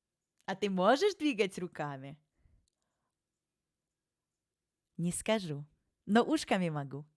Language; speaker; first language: Russian; early bilingual, heritage; Russian